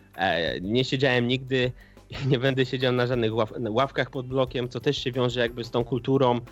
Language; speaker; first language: Polish; native; Polish